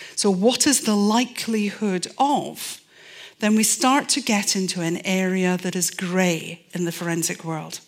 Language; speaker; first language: English; native; English